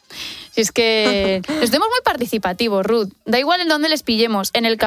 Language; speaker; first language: Spanish; native; Spanish